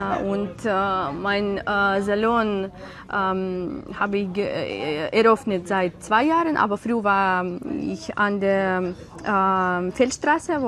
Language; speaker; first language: German; non-native, learner; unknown